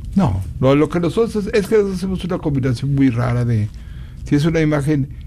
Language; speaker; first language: Spanish; native; Spanish